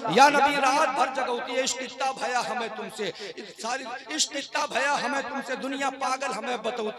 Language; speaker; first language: Hindi; native; Hindi